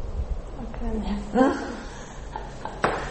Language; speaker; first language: Japanese; non-native, learner; Russian